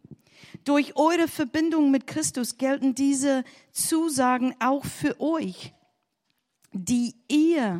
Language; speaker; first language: German; non-native, learner; English